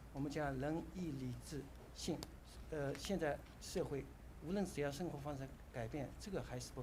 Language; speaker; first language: Chinese; native; Chinese